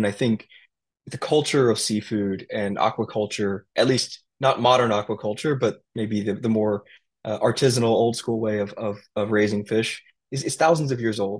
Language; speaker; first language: English; native; English